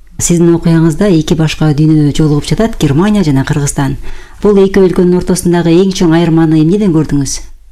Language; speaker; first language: Kyrgyz; native; Kyrgyz